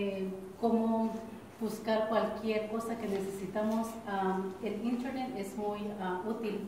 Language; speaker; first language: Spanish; early bilingual, heritage; Spanish